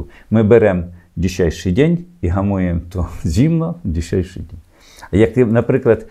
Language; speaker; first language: Polish; non-native, learner; Ukrainian